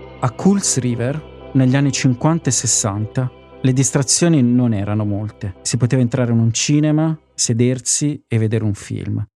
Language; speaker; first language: Italian; native; Italian